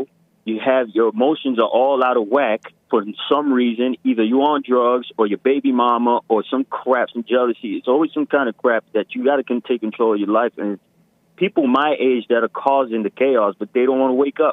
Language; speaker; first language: English; native; English